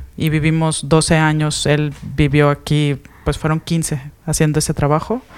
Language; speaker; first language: Spanish; early bilingual, heritage; Spanish